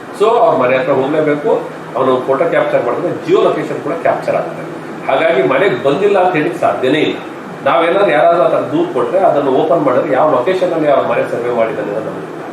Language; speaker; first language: Kannada; native; Kannada